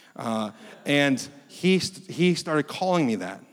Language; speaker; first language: English; early bilingual, other home language; Korean